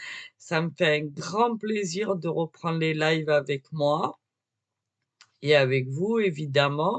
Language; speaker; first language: French; native; French